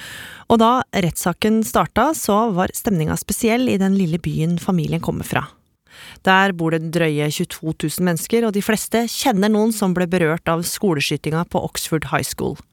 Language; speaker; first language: Norwegian; native; Norwegian